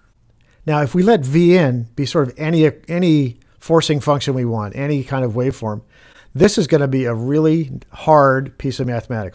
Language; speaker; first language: English; native; English